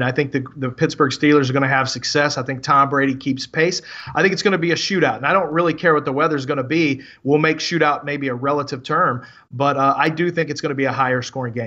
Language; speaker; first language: English; native; English